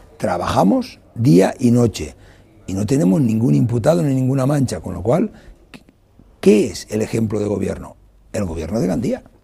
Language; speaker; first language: Spanish; non-native, local second language; Catalan